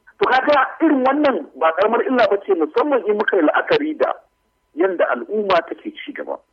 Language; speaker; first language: Hausa; native; Hausa